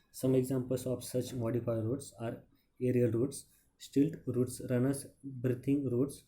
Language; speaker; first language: English; non-native, local second language; Marathi